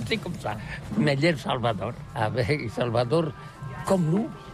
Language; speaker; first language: French; non-native, learner; Catalan